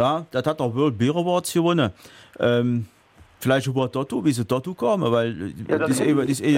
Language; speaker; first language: German; native; German